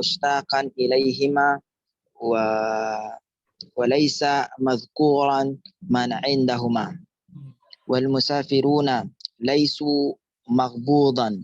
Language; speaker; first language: Arabic; non-native, learner; Indonesian